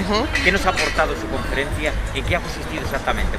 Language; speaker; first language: Spanish; native; Spanish